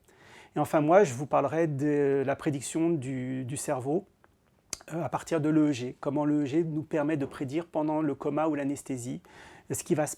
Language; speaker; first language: French; native; French